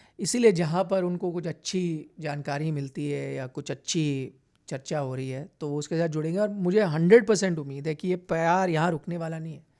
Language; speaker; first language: Hindi; non-native, local second language; Punjabi